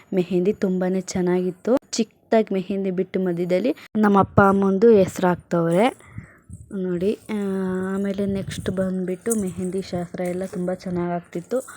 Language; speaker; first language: Kannada; non-native, local second language; Lambadi